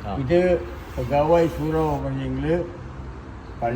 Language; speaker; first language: Malayalam; early bilingual, heritage; Malayalam